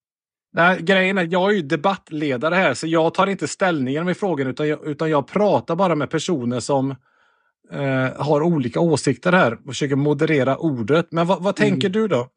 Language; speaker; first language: Swedish; native; Swedish